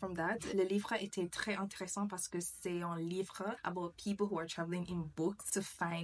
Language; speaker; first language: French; non-native, learner; English